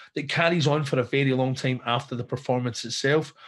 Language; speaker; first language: English; native; English